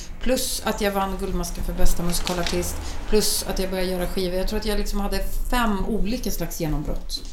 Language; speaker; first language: Swedish; native; Swedish